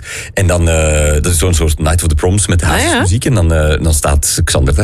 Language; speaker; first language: Dutch; native; Dutch